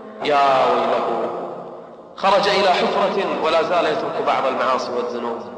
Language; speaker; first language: Arabic; native; Arabic